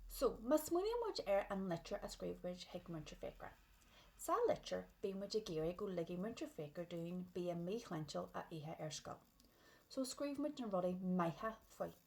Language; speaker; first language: Irish; non-native, local second language; English